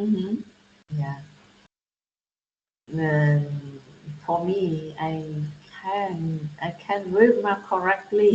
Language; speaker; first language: English; non-native, learner; Vietnamese